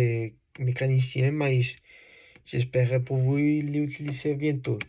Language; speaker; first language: French; non-native, learner; Spanish